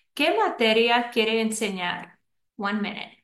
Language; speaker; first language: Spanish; non-native, fluent; English